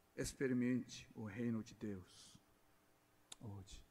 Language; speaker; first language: Portuguese; non-native, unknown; Korean